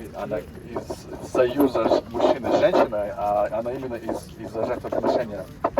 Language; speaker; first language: Russian; native; Russian